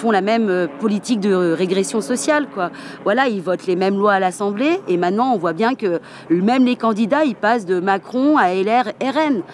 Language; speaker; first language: French; native; French